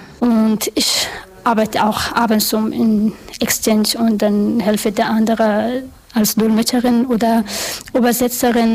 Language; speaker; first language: German; non-native, learner; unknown